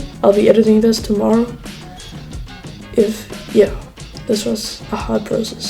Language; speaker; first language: English; native; English